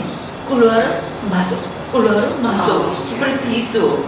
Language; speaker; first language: Indonesian; non-native, learner; Korean